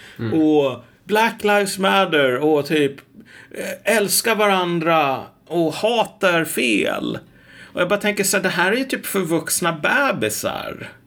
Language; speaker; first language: Swedish; native; Swedish